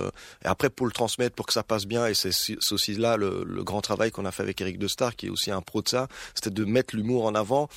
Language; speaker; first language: French; early bilingual, other home language; Arabic